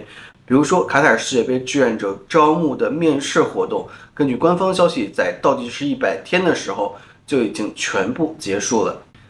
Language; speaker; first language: Chinese; native; Chinese